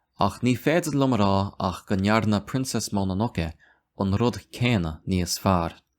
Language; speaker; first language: Irish; non-native, local second language; English